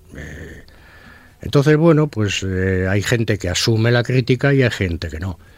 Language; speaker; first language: Spanish; native; Spanish